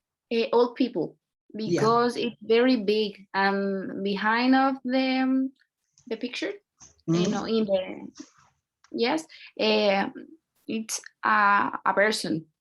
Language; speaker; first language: English; non-native, learner; Spanish